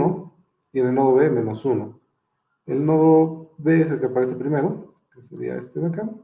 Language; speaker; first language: Spanish; native; Spanish